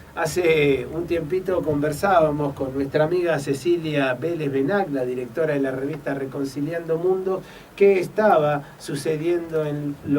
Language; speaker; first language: Spanish; native; Spanish